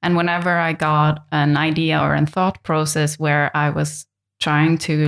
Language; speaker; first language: English; non-native, fluent; Norwegian